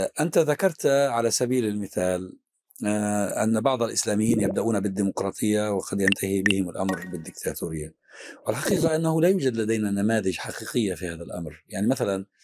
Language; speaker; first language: Arabic; native; Arabic